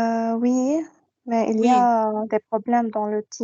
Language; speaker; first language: French; non-native, learner; Arabic